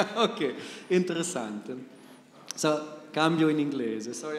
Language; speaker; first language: Italian; non-native, learner; German